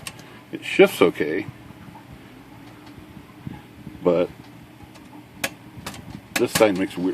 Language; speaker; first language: English; native; English